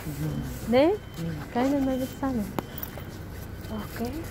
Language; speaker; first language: German; non-native, learner; Filipino